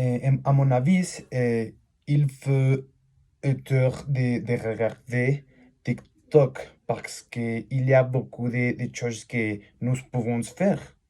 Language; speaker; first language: French; non-native, learner; Spanish